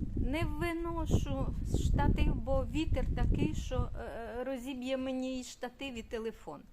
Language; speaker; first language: Ukrainian; native; Ukrainian